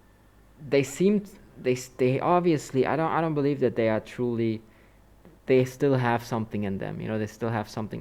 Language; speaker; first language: English; non-native, fluent; German